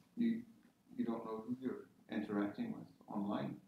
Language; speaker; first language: English; native; English